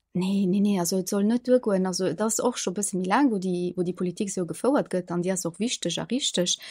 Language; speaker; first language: Luxembourgish; early bilingual, other home language; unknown